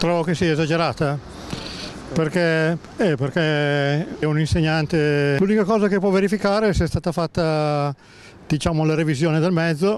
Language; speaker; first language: Italian; native; Italian